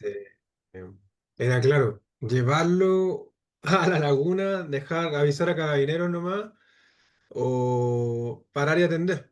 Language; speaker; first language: Spanish; native; Spanish